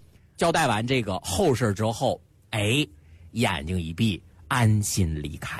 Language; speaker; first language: Chinese; native; Chinese